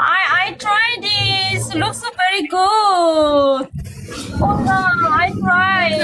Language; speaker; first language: English; non-native, learner; Korean